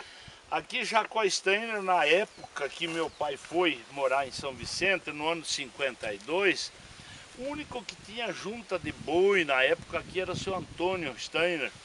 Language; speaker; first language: Portuguese; native; Portuguese